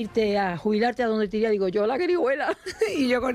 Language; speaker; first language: Spanish; native; Spanish